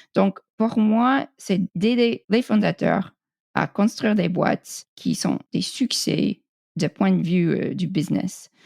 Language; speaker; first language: French; non-native, fluent; English